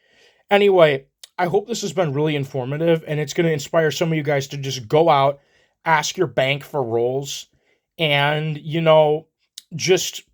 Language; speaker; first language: English; native; English